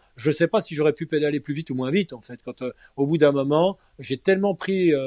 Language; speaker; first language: French; native; French